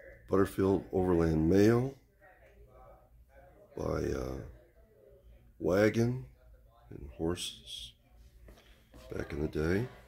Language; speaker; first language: English; native; English